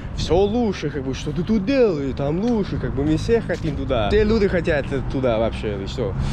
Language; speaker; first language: Russian; non-native, learner; English